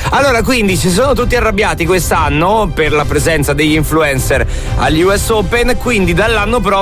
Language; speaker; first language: Italian; native; Italian